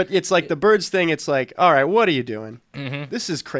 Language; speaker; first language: English; native; English